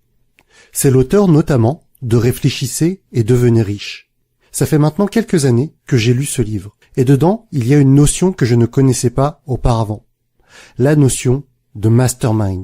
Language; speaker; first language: French; native; French